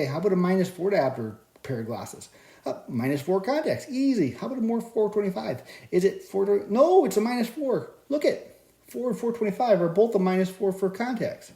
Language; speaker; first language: English; native; English